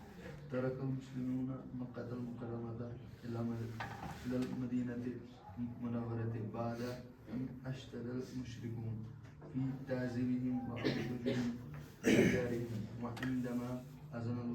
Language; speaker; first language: Arabic; non-native, learner; Urdu